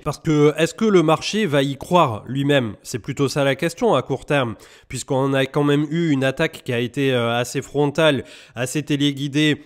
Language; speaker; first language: French; native; French